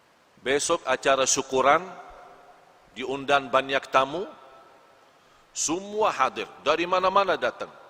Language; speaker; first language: Indonesian; non-native, fluent; Arabic